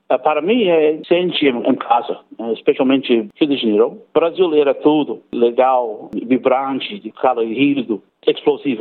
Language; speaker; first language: Portuguese; non-native, learner; English